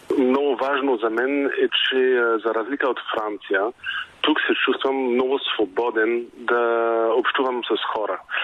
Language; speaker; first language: Bulgarian; non-native, fluent; French